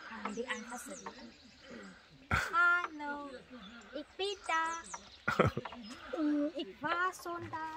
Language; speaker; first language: German; non-native, learner; Vietnamese